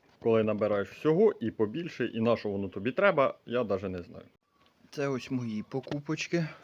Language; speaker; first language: Ukrainian; native; Ukrainian